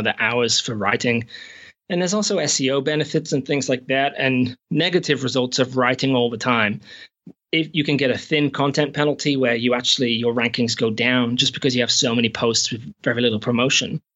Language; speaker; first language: English; native; English